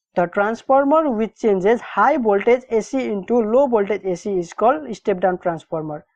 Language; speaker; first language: English; non-native, local second language; Nepali